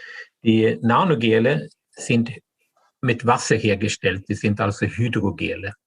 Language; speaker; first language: German; non-native, fluent; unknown